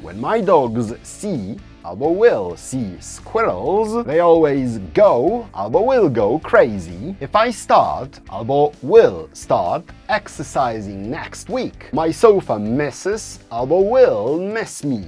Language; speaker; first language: English; non-native, fluent; Polish